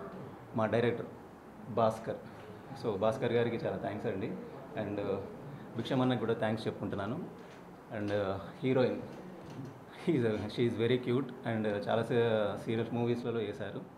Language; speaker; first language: Telugu; native; Telugu